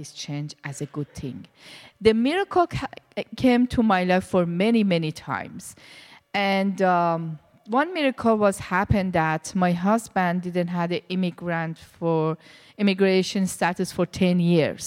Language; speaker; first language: English; non-native, learner; Persian